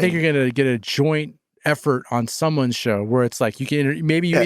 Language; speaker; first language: English; native; English